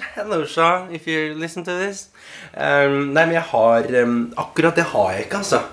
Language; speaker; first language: Norwegian; native; Norwegian